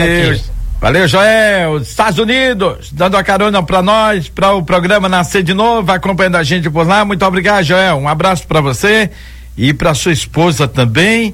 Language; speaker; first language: Portuguese; native; Portuguese